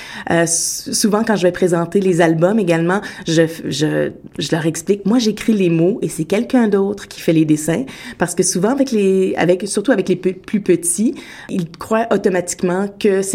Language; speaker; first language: French; native; French